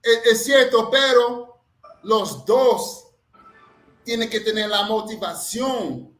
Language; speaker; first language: Spanish; non-native, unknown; English